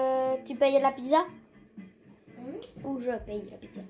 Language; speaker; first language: French; native; French